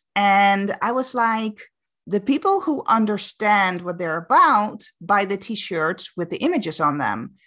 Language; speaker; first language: English; non-native, fluent; Dutch